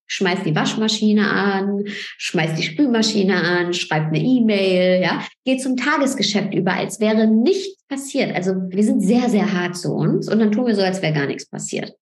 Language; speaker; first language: German; early bilingual, other home language; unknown